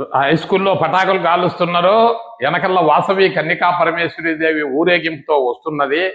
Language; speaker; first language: Telugu; native; Telugu